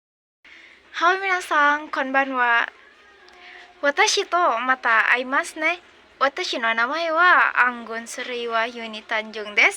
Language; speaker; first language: Japanese; non-native, learner; Indonesian